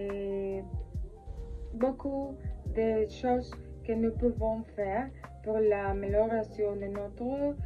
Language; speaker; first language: French; non-native, learner; Spanish